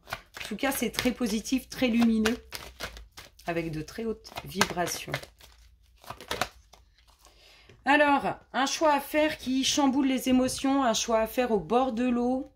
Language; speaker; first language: French; native; French